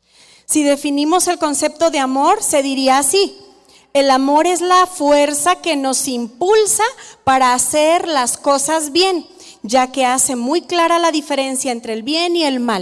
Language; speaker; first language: Spanish; native; Spanish